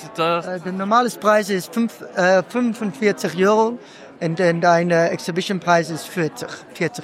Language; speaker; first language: German; non-native, learner; Dutch